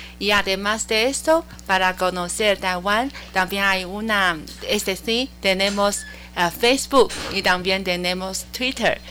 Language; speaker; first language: Spanish; non-native, learner; Chinese